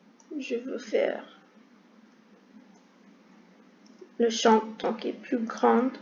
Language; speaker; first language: French; non-native, learner; English